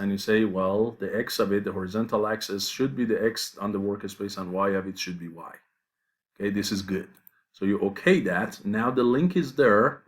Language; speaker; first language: English; non-native, fluent; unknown